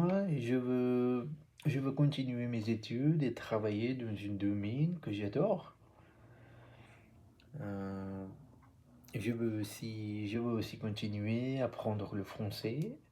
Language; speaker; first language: French; non-native, learner; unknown